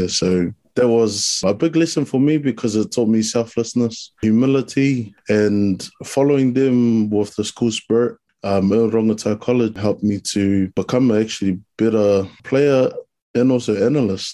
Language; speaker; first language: English; native; English